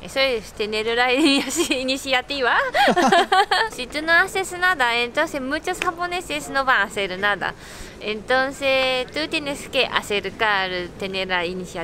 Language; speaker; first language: Spanish; non-native, learner; Japanese